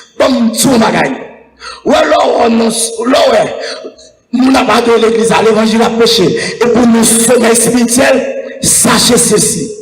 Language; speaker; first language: French; non-native, local second language; Haitian Creole